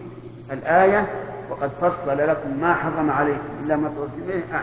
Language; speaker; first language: Arabic; native; Arabic